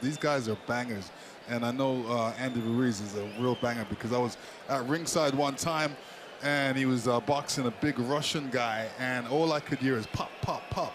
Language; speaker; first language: English; native; English